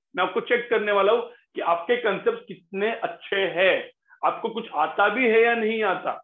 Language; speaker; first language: Hindi; non-native, local second language; Marathi